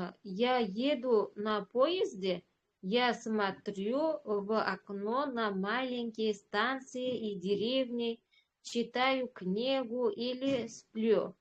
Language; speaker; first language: Russian; non-native, learner; Uzbek